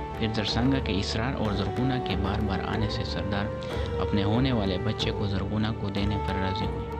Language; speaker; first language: Urdu; non-native, local second language; Pashto